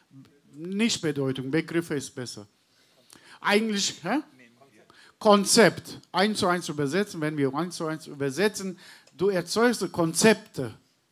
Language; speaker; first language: German; non-native, learner; Turkish